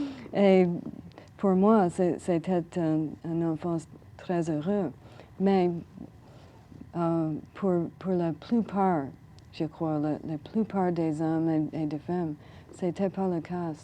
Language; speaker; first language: French; non-native, learner; English